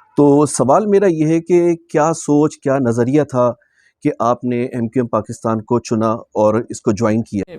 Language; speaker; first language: Urdu; native; Urdu